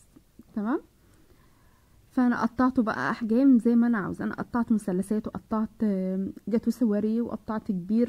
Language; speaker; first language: Arabic; native; Arabic